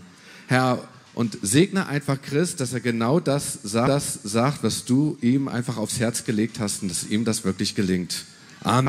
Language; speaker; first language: German; native; German